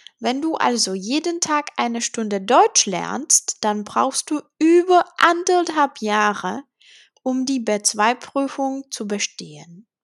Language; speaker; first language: German; non-native, fluent; Czech